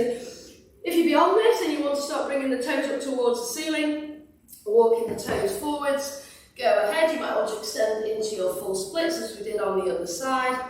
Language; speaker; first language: English; native; English